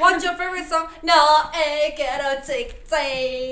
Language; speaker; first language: English; non-native, learner; Korean